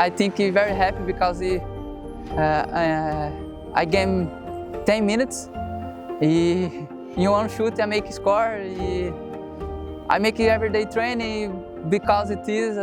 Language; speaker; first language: English; non-native, learner; Portuguese